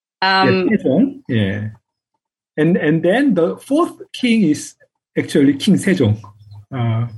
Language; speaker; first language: English; non-native, fluent; Korean